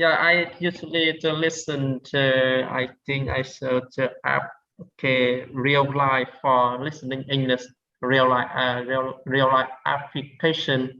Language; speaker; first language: English; non-native, learner; Vietnamese